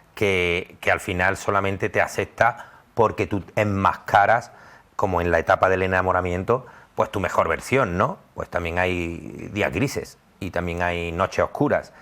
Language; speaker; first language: Spanish; native; Spanish